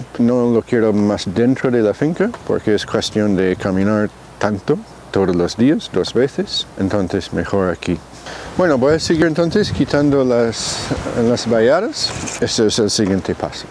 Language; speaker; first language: Spanish; non-native, fluent; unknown